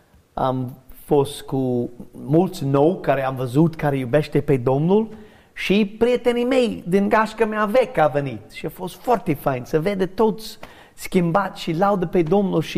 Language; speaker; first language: Romanian; non-native, learner; English